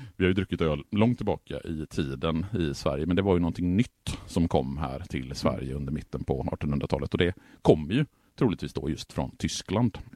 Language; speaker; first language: Swedish; native; Swedish